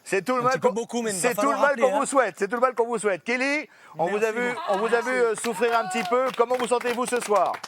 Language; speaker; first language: French; native; French